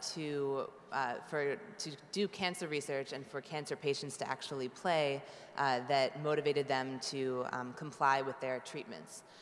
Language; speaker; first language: English; native; English